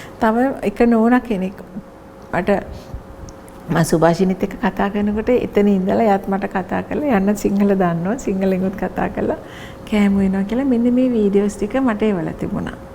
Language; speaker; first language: Sinhala; native; Sinhala